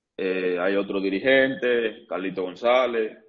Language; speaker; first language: Spanish; native; Spanish